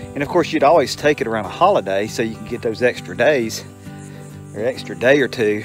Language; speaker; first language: English; native; English